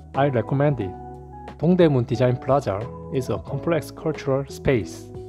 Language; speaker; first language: English; non-native, learner; Korean